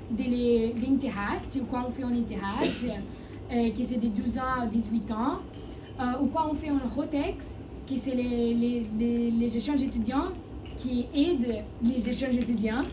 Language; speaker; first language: French; non-native, learner; Portuguese